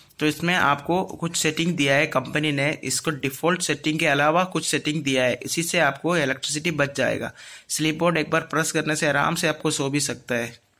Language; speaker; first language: Hindi; non-native, local second language; Malayalam